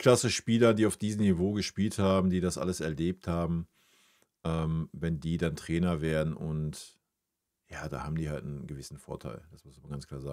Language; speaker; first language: German; native; German